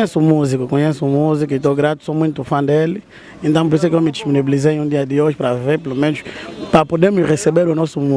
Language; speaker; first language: Portuguese; native; Portuguese